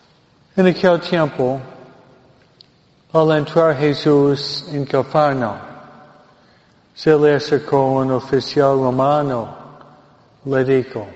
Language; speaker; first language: Spanish; non-native, fluent; English